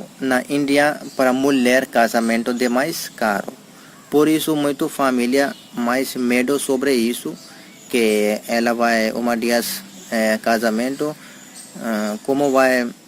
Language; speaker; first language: Portuguese; non-native, learner; Hindi